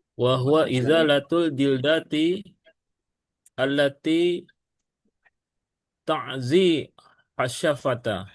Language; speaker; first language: Arabic; non-native, learner; Indonesian